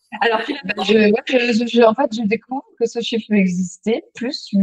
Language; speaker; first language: French; native; French